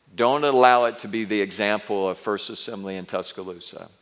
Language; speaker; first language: English; native; English